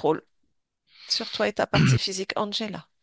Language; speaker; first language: French; native; French